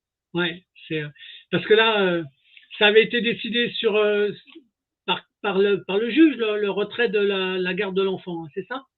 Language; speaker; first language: French; native; French